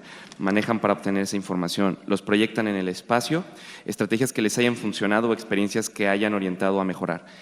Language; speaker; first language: Spanish; native; Spanish